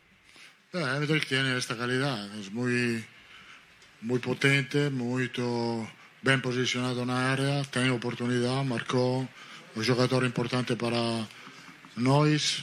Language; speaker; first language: Portuguese; non-native, fluent; Italian